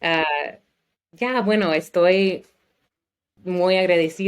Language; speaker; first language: Spanish; non-native, learner; English